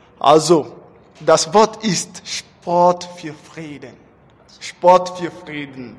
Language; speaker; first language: German; non-native, learner; Bambara